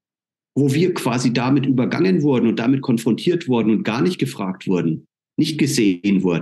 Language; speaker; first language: German; native; German